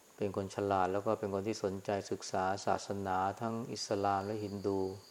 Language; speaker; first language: Thai; native; Thai